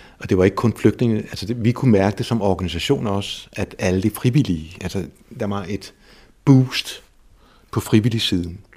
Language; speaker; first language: Danish; native; Danish